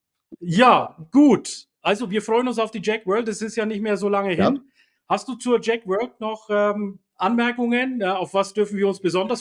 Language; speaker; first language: German; native; German